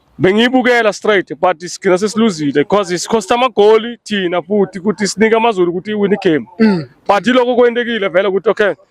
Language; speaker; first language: Zulu; non-native, local second language; Swati